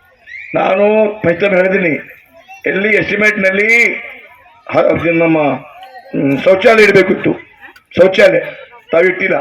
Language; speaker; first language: Kannada; non-native, local second language; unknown